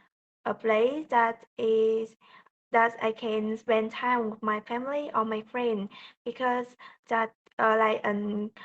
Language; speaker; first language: English; non-native, learner; Vietnamese